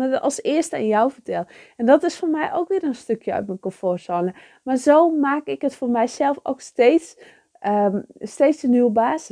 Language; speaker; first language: Dutch; native; Dutch